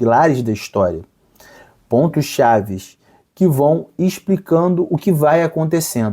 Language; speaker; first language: Portuguese; native; Portuguese